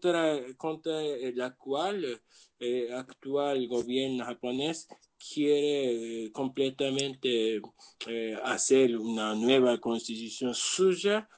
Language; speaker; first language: Spanish; non-native, learner; Japanese